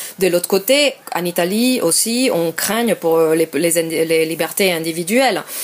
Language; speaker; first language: French; non-native, fluent; Italian